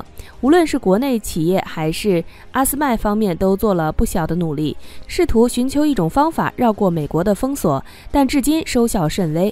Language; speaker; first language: Chinese; native; Chinese